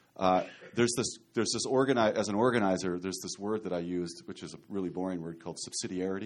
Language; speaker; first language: English; native; English